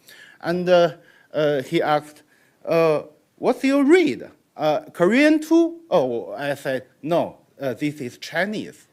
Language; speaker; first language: English; non-native, learner; Chinese